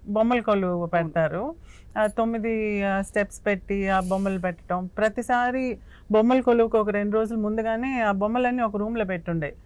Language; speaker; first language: Telugu; native; Telugu